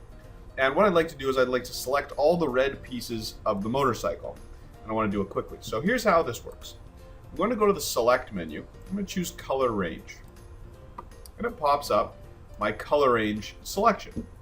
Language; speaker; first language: English; native; English